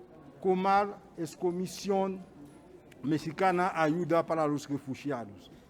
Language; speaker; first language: Spanish; non-native, fluent; Haitian Creole